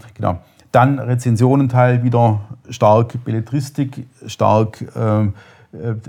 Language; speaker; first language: German; native; German